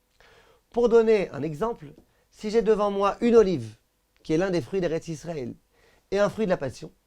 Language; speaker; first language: French; native; French